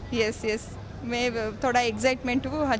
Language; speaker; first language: Hindi; early bilingual, heritage; Hindi